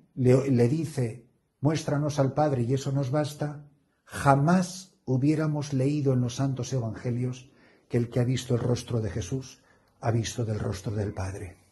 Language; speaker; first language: Spanish; native; Spanish